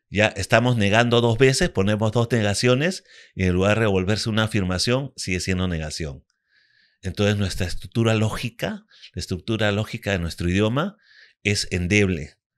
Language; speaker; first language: Spanish; native; Spanish